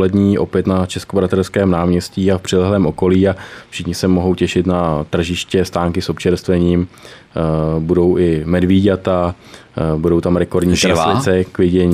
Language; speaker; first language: Czech; native; Czech